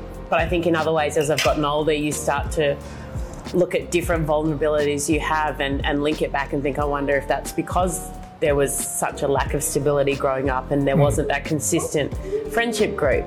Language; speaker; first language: English; early bilingual, other home language; Indonesian